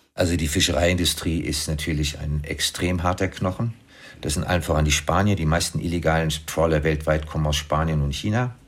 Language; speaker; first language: German; native; German